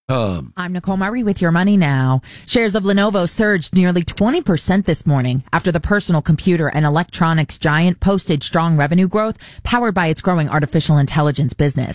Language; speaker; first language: English; native; English